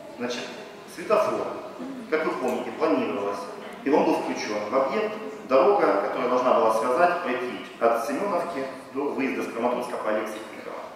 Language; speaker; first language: Russian; native; Russian